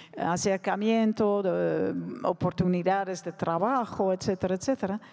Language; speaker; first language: Spanish; non-native, fluent; Dutch